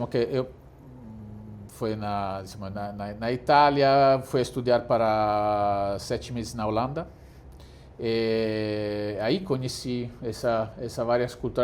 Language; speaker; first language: Portuguese; non-native, fluent; Italian